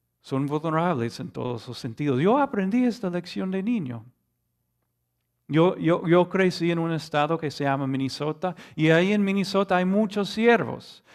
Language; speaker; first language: Spanish; non-native, fluent; English